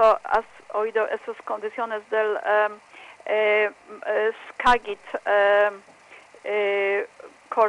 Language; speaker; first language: Spanish; non-native, fluent; Polish